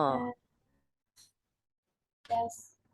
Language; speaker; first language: English; non-native, learner; Vietnamese